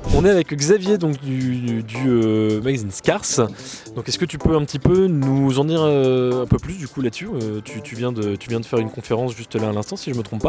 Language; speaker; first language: French; native; French